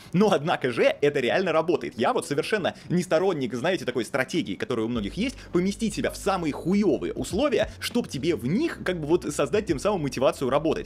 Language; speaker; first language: Russian; native; Russian